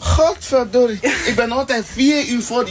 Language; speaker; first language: Dutch; non-native, learner; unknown